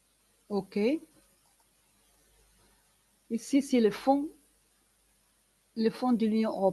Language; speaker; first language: French; non-native, local second language; Arabic